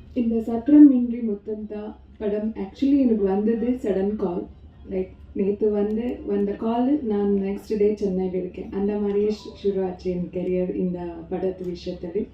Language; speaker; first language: Tamil; non-native, local second language; Kannada